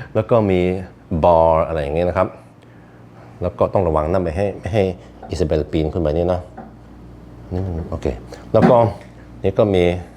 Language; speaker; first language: Thai; non-native, fluent; Norwegian